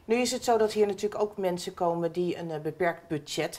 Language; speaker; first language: Dutch; native; Dutch